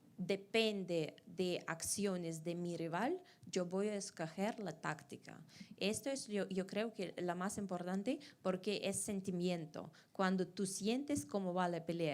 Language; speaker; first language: Spanish; non-native, fluent; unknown